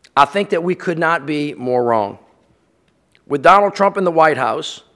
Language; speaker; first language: English; native; English